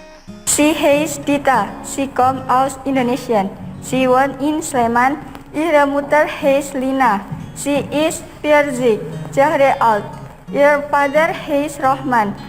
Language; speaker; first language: German; non-native, learner; Indonesian